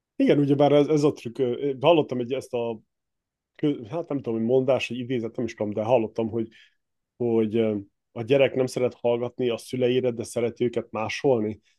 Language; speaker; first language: Hungarian; native; Hungarian